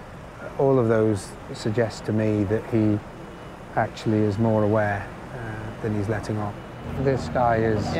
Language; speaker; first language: English; native; English